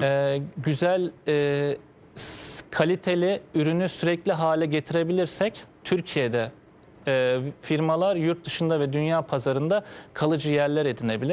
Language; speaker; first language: Turkish; native; Turkish